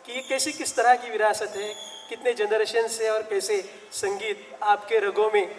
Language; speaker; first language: Hindi; non-native, local second language; Marathi